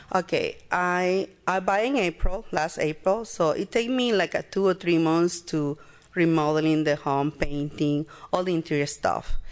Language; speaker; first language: English; non-native, learner; Spanish